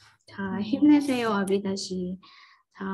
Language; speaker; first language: Korean; non-native, fluent; Indonesian